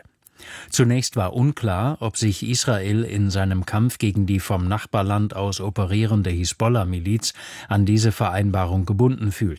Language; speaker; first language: German; native; German